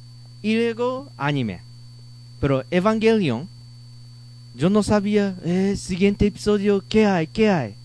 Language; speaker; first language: Spanish; non-native, learner; Japanese